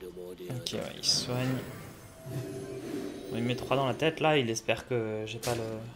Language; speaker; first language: French; native; French